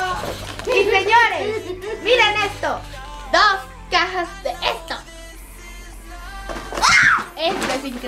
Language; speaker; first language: Spanish; early bilingual, heritage; Spanish